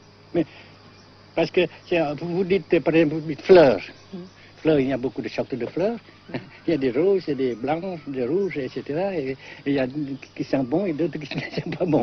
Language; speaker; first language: French; non-native, local second language; Vietnamese